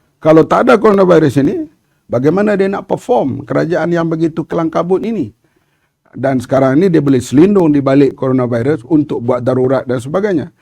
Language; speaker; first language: Malay; native; Malay